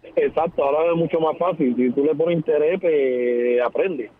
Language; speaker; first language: Spanish; native; Spanish